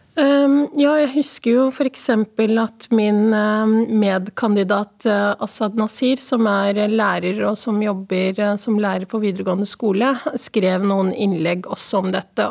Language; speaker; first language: Norwegian; early bilingual, other home language; Somali